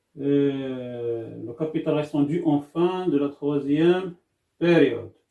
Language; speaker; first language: French; non-native, local second language; Arabic